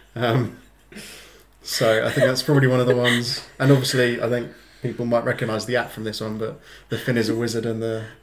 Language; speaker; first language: English; native; English